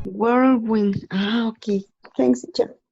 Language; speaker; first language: English; non-native, learner; Spanish